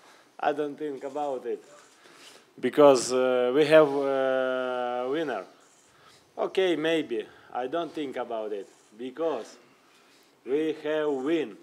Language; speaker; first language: English; non-native, learner; Russian